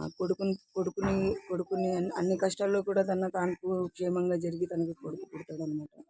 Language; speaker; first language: Telugu; non-native, fluent; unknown